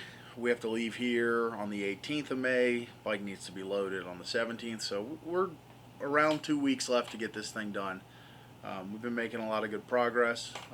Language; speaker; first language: English; native; English